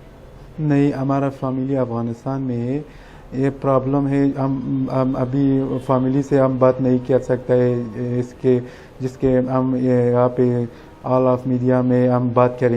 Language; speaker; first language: Hindi; non-native, learner; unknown